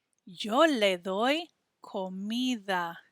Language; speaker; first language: Spanish; non-native, fluent; English